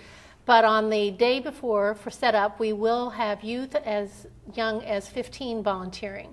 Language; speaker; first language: English; native; English